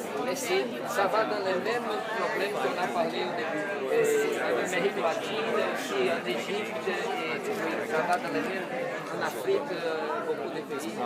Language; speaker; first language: French; non-native, fluent; Portuguese